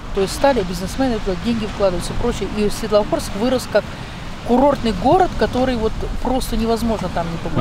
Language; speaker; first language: Russian; native; Russian